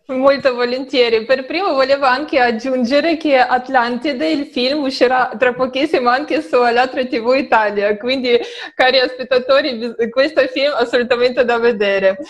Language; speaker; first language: Italian; non-native, fluent; Russian